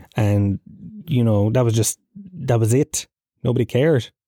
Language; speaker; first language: English; native; English